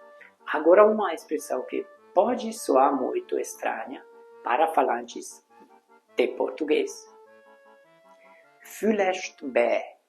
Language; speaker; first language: Portuguese; non-native, fluent; Hungarian